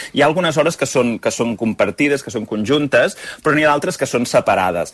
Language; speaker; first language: Catalan; native; Catalan